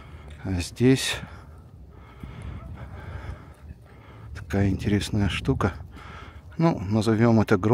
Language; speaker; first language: Russian; native; Russian